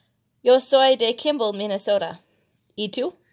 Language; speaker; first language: Spanish; non-native, learner; English